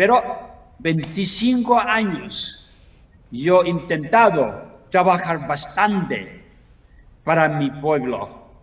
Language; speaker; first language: Spanish; non-native, learner; Tibetan